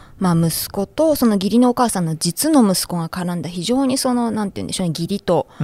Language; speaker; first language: Japanese; native; Japanese